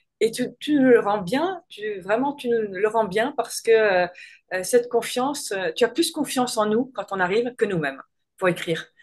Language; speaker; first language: French; native; French